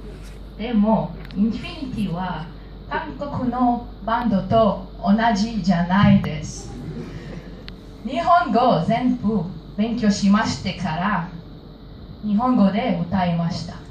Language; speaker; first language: Japanese; non-native, learner; Hebrew